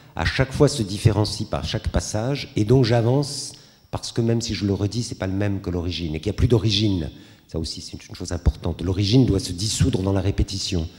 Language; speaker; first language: French; native; French